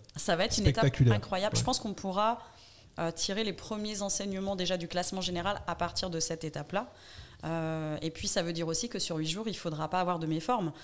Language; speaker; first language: French; native; French